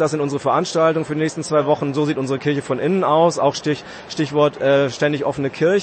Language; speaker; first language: German; native; German